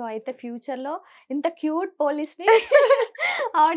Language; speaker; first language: Telugu; native; Telugu